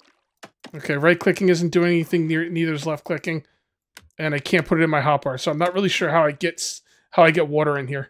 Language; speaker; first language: English; native; English